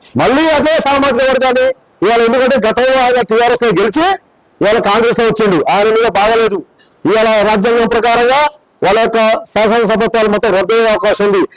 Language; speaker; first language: Telugu; non-native, local second language; Lambadi